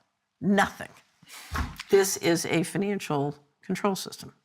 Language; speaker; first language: English; native; English